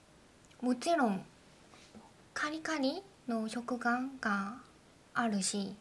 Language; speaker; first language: Japanese; non-native, learner; Korean